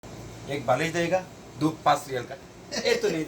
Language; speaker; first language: Hindi; non-native, learner; Bangla